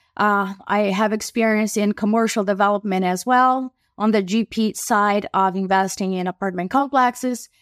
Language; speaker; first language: English; non-native, fluent; Portuguese